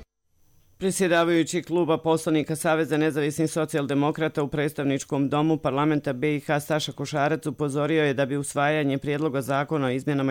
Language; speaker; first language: Croatian; native; Croatian